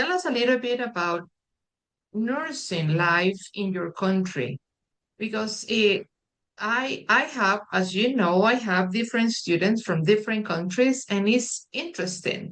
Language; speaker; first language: English; non-native, fluent; Spanish